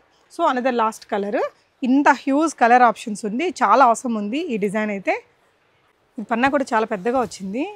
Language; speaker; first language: Telugu; native; Telugu